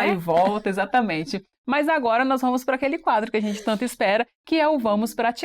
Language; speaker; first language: Portuguese; native; Portuguese